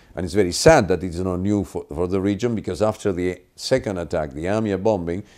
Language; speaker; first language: English; non-native, fluent; Spanish